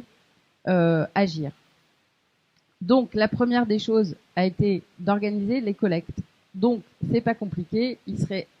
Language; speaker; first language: French; native; French